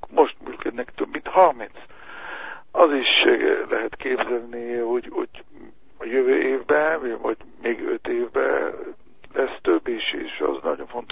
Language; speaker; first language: Hungarian; early bilingual, heritage; Hungarian